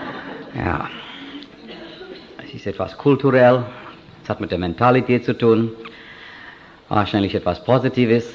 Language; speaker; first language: German; non-native, fluent; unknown